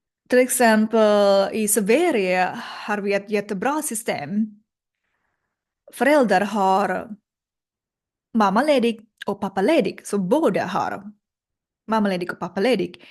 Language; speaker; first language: Swedish; non-native, learner; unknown